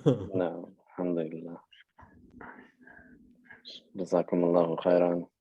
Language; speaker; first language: Arabic; non-native, fluent; English